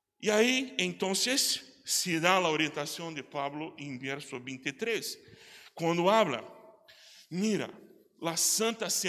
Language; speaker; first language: Spanish; non-native, learner; Portuguese